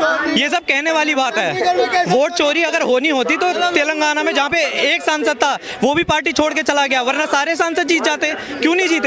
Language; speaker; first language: Hindi; native; Hindi